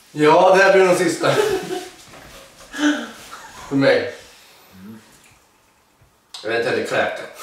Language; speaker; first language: Swedish; native; Swedish